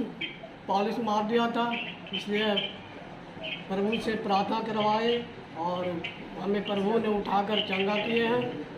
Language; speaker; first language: Hindi; non-native, local second language; Magahi